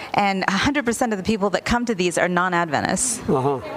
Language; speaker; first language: English; non-native, fluent; Spanish